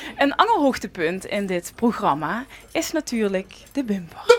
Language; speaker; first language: Dutch; non-native, local second language; Limburgish